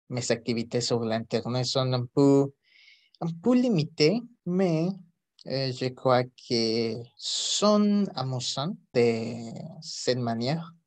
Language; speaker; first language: French; non-native, learner; Spanish